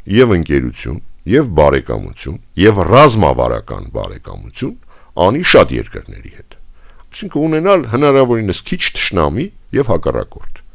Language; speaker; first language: Armenian; native; Armenian